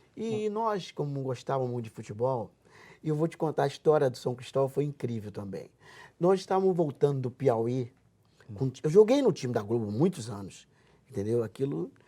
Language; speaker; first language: Portuguese; native; Portuguese